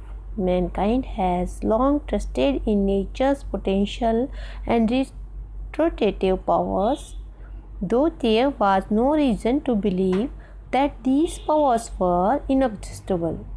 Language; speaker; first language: English; non-native, local second language; Hindi